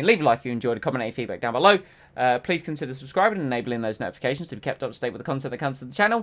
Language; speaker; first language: English; native; English